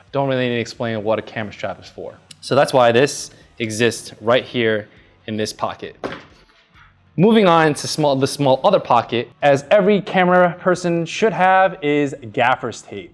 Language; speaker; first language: English; native; English